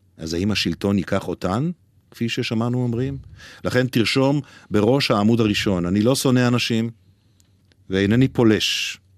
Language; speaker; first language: Hebrew; native; Hebrew